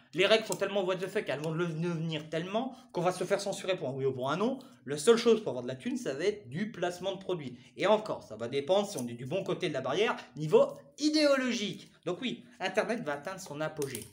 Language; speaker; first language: French; native; French